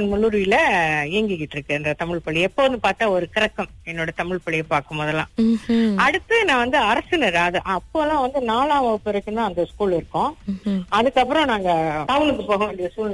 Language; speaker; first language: Tamil; early bilingual, heritage; Tamil